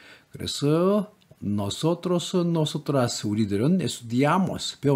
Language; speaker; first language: Spanish; non-native, learner; Korean